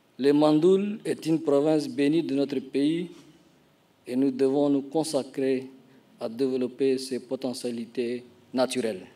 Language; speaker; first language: French; non-native, local second language; Arabic